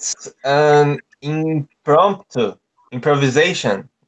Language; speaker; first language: English; non-native, learner; Portuguese